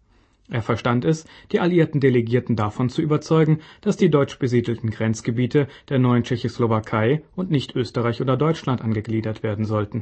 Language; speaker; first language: German; native; German